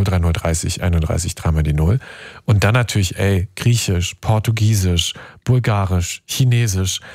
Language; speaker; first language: German; native; German